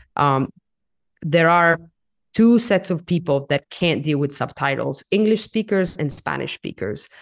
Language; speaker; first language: English; non-native, fluent; Italian